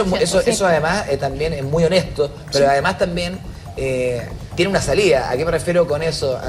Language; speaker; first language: Spanish; native; Spanish